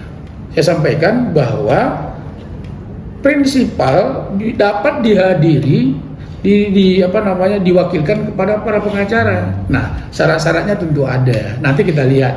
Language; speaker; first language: Indonesian; native; Indonesian